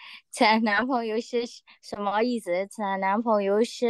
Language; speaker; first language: Chinese; non-native, learner; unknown